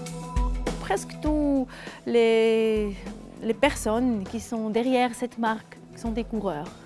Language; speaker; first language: French; non-native, fluent; German